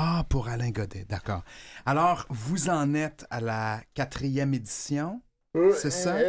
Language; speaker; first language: French; native; French